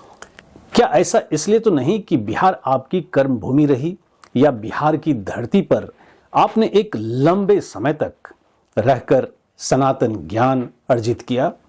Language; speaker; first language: Hindi; native; Hindi